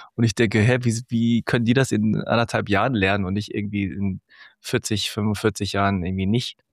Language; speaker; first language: German; native; German